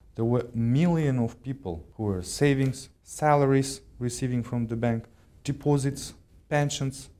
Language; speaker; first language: English; non-native, fluent; Kazakh